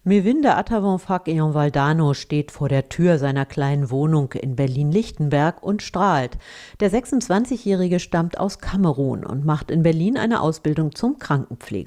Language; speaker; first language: German; native; German